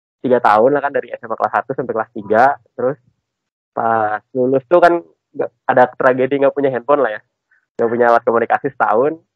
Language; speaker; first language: Indonesian; native; Indonesian